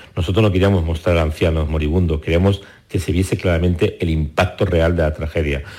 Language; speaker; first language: Spanish; native; Spanish